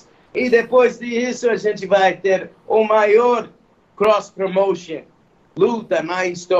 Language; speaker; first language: Portuguese; non-native, fluent; English